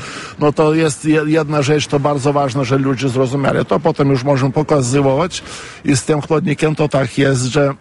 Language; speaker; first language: Polish; non-native, fluent; Lithuanian